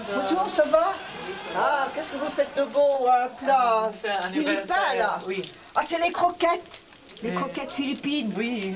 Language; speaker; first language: French; native; French